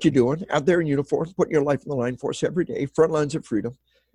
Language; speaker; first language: English; native; English